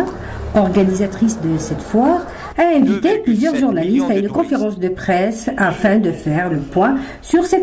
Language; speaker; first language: French; native; French